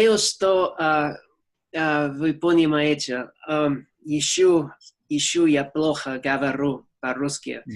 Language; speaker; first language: Russian; non-native, learner; English